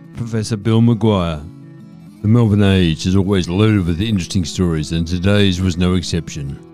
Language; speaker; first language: English; native; English